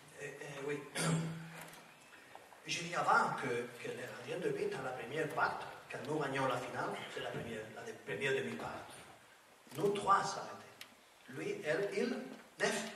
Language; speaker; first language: French; non-native, learner; Spanish